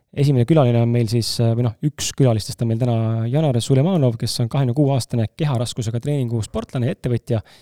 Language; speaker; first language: Estonian; native; Estonian